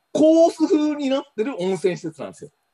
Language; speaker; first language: Japanese; native; Japanese